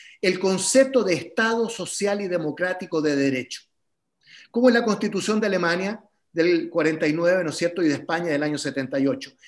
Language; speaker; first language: Spanish; native; Spanish